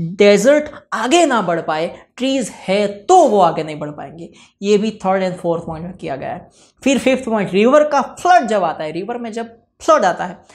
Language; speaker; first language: Hindi; non-native, local second language; Gujarati